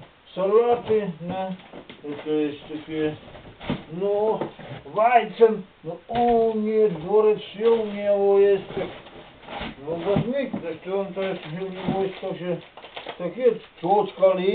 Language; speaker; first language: Russian; non-native, learner; Czech